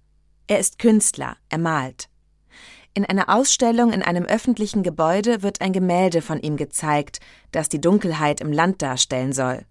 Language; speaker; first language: German; native; German